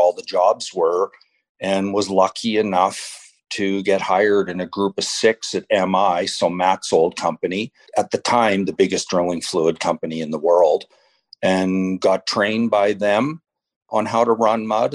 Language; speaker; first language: English; native; English